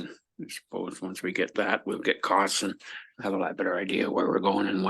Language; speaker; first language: English; native; English